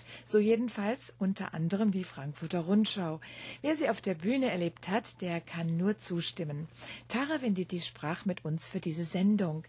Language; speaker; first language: German; native; German